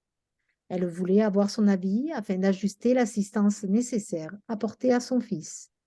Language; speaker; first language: French; native; French